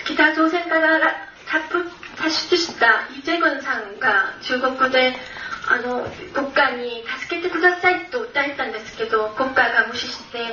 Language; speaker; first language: Japanese; non-native, fluent; Korean